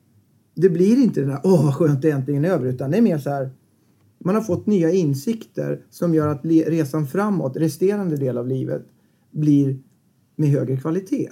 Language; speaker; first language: Swedish; native; Swedish